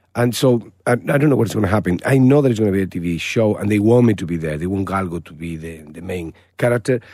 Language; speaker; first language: English; non-native, fluent; Spanish